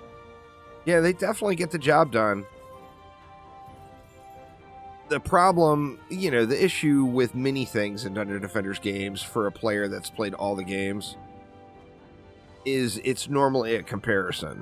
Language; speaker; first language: English; native; English